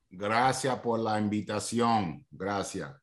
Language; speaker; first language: Spanish; early bilingual, heritage; Spanish